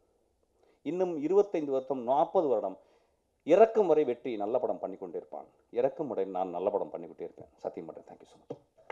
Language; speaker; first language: Tamil; native; Tamil